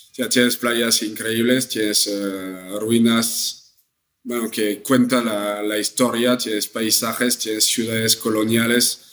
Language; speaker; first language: Spanish; non-native, fluent; French